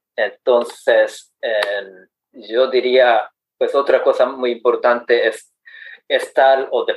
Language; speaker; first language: Spanish; non-native, fluent; Japanese